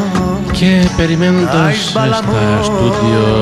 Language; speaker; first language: Greek; native; Greek